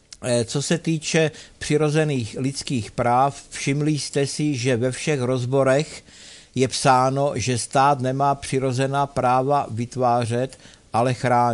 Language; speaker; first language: Czech; native; Czech